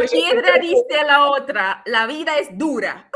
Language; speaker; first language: Spanish; non-native, fluent; English